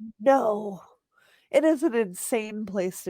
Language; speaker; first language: English; native; English